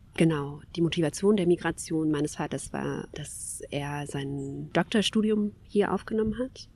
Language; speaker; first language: German; early bilingual, other home language; Kabyle